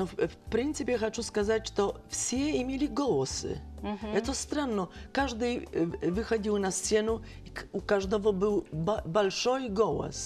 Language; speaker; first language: Russian; non-native, fluent; Polish